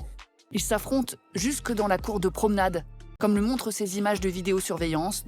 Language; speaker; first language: French; native; French